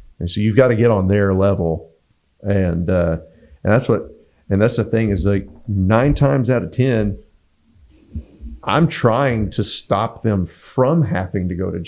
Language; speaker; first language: English; native; English